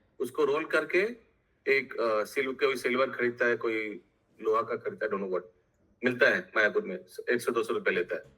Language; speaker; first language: Hindi; non-native, local second language; Bangla